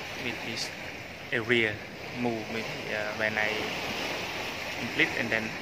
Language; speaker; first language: English; non-native, learner; Khmer